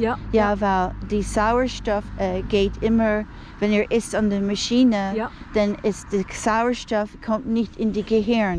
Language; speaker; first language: German; non-native, fluent; English